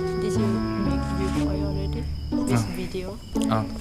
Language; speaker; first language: English; non-native, learner; Thai